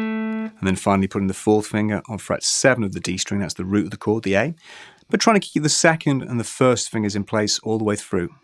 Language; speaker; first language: English; native; English